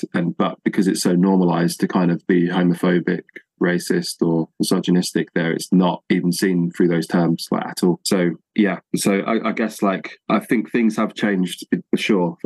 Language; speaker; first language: English; native; English